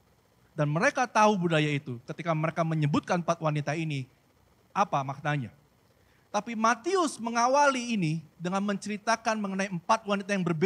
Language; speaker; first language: Indonesian; native; Indonesian